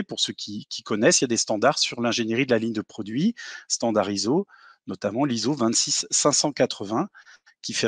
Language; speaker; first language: French; native; French